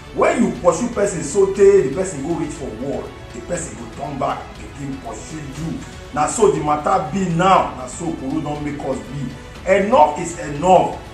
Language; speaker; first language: Nigerian Pidgin; non-native, local second language; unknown